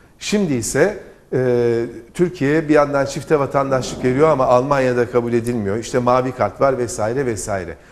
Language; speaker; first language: Turkish; native; Turkish